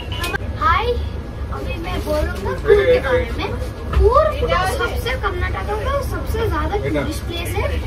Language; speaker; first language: Hindi; non-native, local second language; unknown